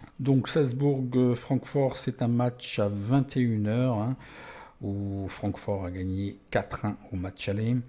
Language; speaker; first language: French; native; French